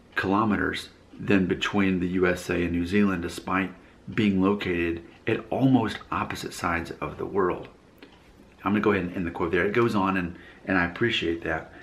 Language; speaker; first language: English; native; English